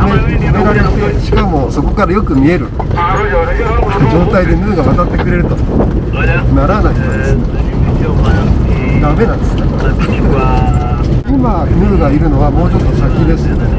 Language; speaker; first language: Japanese; native; Japanese